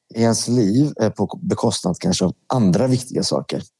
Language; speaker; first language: Swedish; early bilingual, other home language; Persian